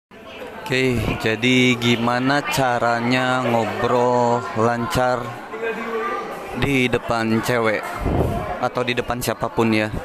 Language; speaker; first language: Indonesian; native; Indonesian